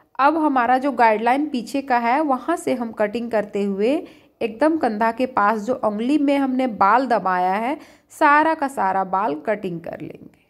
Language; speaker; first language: Hindi; native; Hindi